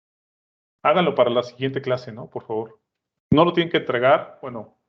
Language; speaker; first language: Spanish; native; Spanish